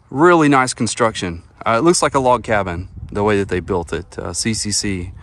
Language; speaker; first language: English; native; English